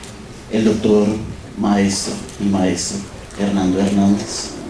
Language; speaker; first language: Spanish; native; Spanish